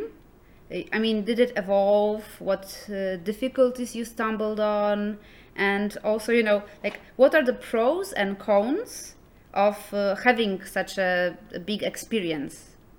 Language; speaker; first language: English; non-native, fluent; Polish